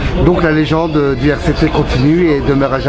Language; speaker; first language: French; native; French